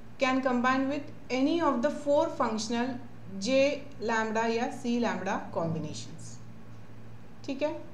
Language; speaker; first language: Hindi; non-native, local second language; Marathi